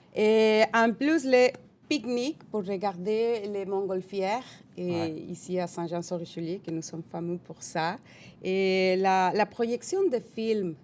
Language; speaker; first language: French; non-native, fluent; Spanish